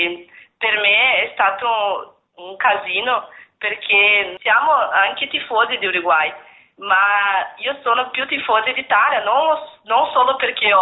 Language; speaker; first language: Italian; non-native, learner; Portuguese